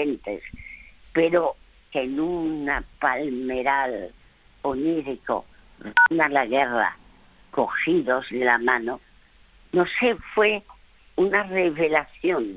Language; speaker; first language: Spanish; early bilingual, other home language; French